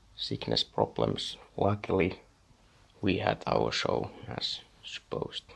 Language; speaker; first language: English; non-native, fluent; Finnish